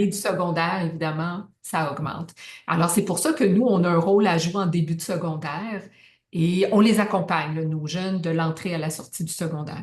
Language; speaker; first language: French; native; French